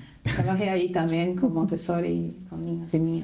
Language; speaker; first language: Spanish; non-native, fluent; Portuguese